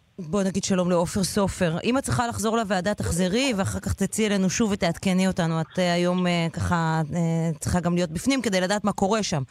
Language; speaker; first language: Hebrew; native; Hebrew